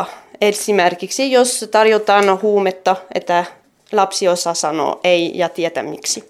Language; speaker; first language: Finnish; non-native, fluent; French